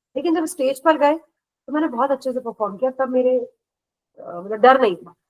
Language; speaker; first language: Hindi; native; Hindi